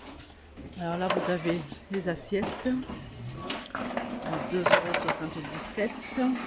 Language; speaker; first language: French; native; French